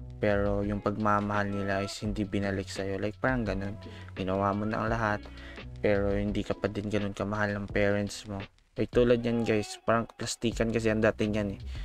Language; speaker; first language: Filipino; non-native, local second language; Cebuano